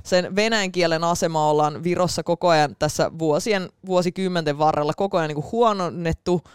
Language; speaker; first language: Finnish; early bilingual, other home language; Russian